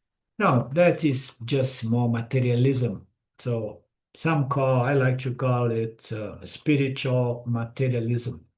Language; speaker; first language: English; non-native, fluent; Portuguese